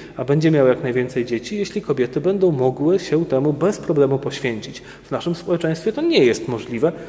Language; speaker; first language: Polish; native; Polish